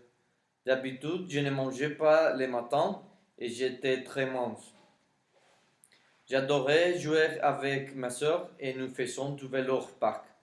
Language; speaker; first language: French; non-native, learner; Spanish